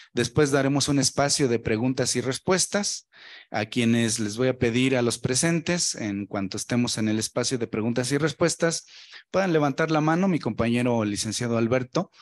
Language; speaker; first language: Spanish; native; Spanish